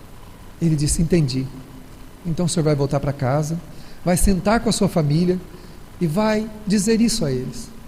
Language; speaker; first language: Portuguese; native; Portuguese